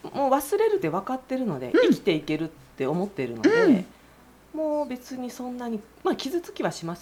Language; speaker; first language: Japanese; native; Japanese